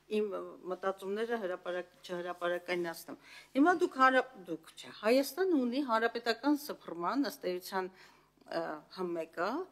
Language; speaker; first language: Armenian; native; Armenian